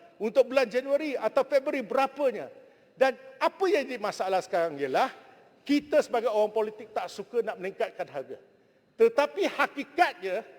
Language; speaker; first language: Malay; non-native, local second language; Chinese